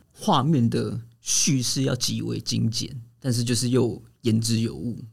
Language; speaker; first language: Chinese; native; Chinese